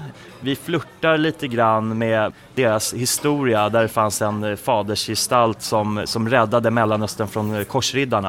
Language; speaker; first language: Swedish; native; Swedish